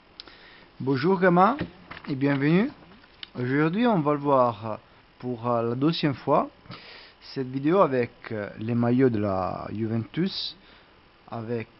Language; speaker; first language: French; non-native, learner; Italian